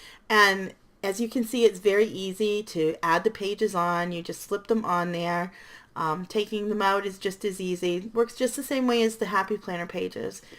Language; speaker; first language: English; native; English